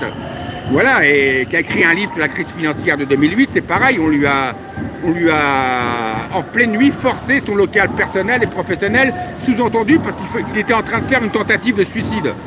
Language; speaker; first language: French; native; French